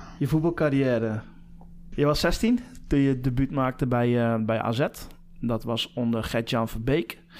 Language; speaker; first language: Dutch; native; Dutch